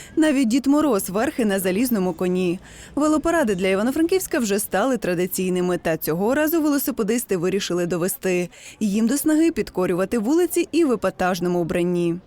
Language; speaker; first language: Ukrainian; native; Ukrainian